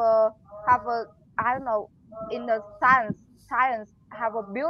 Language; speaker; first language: English; non-native, learner; Vietnamese